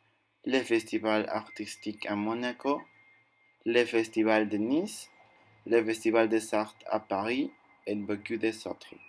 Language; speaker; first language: French; non-native, learner; Spanish